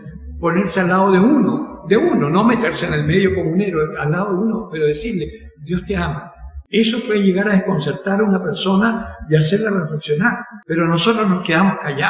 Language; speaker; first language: Spanish; native; Spanish